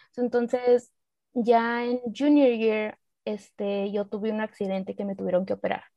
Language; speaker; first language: Spanish; native; Spanish